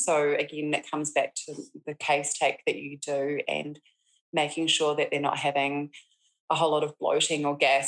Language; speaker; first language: English; native; English